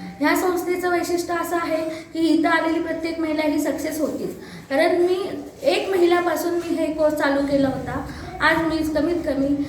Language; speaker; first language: Marathi; non-native, local second language; Telugu